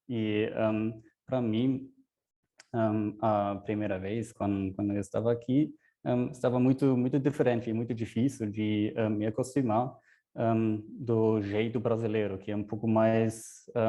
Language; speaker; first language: Portuguese; non-native, fluent; German